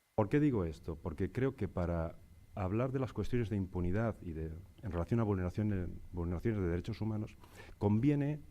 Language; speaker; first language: Spanish; non-native, local second language; Catalan